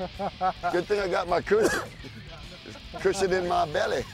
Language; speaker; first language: English; native; English